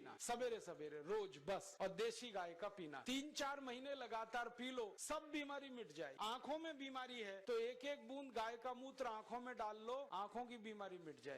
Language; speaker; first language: Hindi; native; Hindi